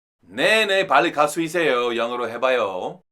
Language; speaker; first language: Korean; non-native, fluent; English